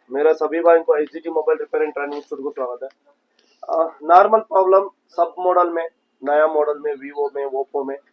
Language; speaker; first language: Hindi; non-native, local second language; Kannada